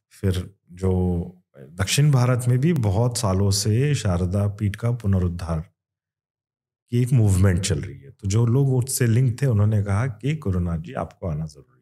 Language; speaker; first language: Hindi; non-native, local second language; Kannada